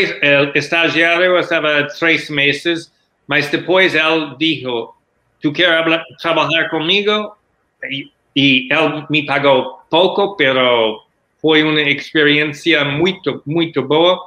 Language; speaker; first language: Spanish; non-native, learner; English